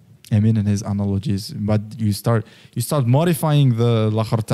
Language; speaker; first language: English; non-native, fluent; Arabic